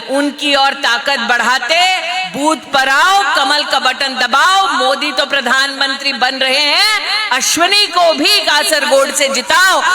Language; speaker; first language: Hindi; native; Hindi